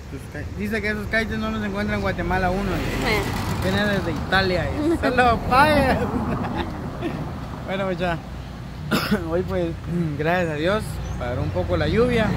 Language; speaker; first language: Spanish; native; Spanish